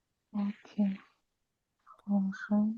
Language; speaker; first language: French; non-native, learner; Azerbaijani